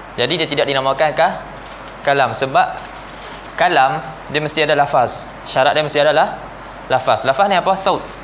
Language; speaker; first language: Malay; native; Malay